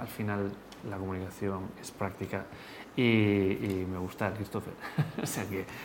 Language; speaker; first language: Spanish; native; Spanish